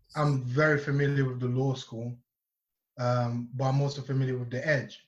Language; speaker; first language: English; non-native, local second language; Yoruba